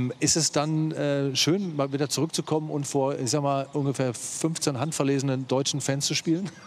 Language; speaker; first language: German; native; German